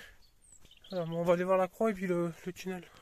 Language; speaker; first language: French; native; French